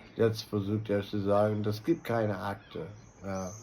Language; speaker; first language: German; non-native, learner; English